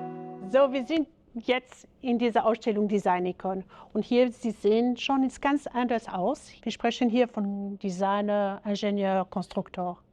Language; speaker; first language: German; non-native, fluent; French